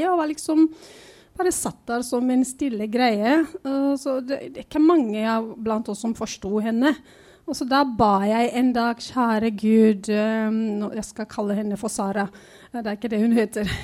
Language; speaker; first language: Norwegian; non-native, fluent; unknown